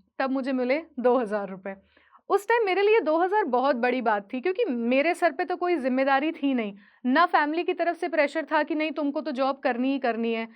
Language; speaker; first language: Hindi; native; Hindi